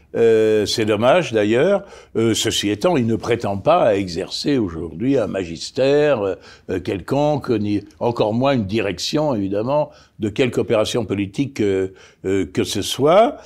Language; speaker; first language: French; native; French